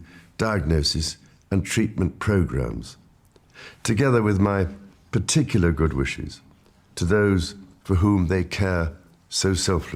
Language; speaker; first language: English; native; English